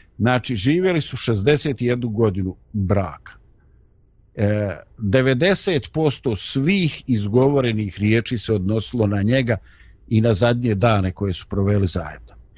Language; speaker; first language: Bosnian; native; Bosnian